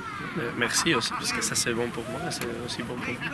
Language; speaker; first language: French; non-native, learner; Spanish